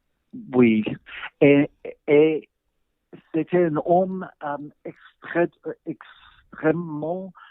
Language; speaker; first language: French; non-native, learner; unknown